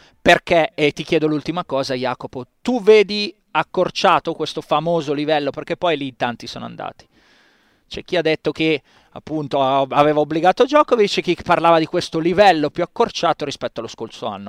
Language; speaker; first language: Italian; native; Italian